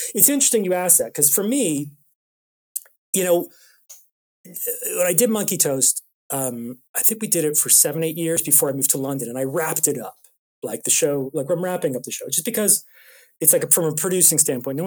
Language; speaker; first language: English; native; English